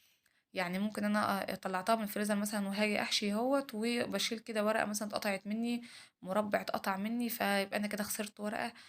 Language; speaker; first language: Arabic; native; Arabic